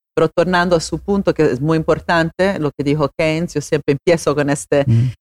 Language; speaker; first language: Spanish; non-native, fluent; Italian